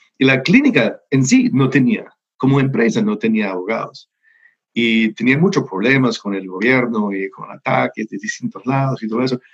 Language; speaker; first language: Spanish; non-native, fluent; English